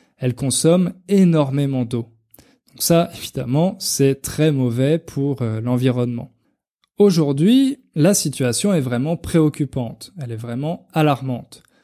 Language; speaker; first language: French; native; French